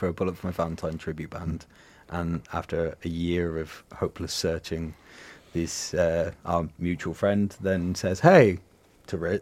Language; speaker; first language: English; native; English